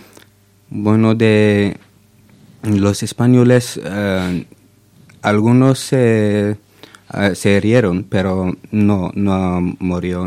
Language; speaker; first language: Spanish; non-native, fluent; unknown